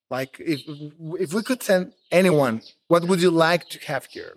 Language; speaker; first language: English; non-native, fluent; Spanish